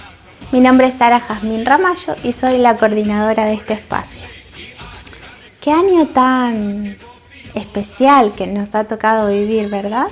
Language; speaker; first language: Spanish; native; Spanish